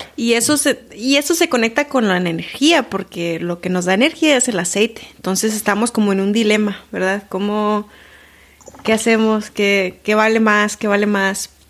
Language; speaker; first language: Spanish; early bilingual, heritage; Spanish